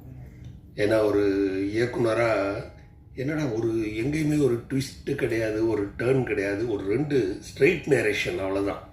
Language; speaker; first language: Tamil; native; Tamil